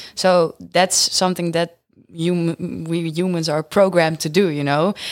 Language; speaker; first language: English; non-native, fluent; Dutch